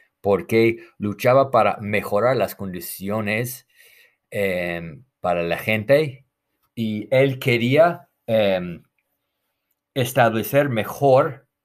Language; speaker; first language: Spanish; non-native, fluent; English